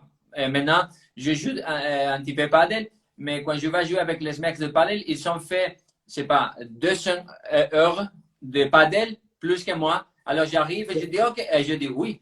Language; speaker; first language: French; non-native, fluent; Spanish